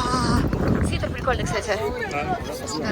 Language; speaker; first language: Russian; native; Russian